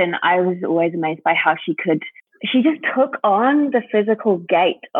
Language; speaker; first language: English; native; English